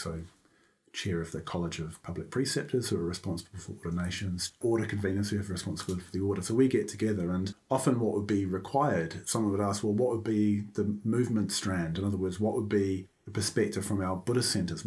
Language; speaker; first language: English; native; English